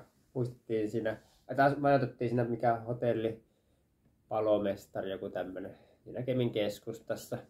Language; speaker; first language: Finnish; native; Finnish